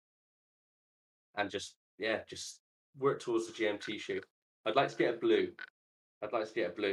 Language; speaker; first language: English; native; English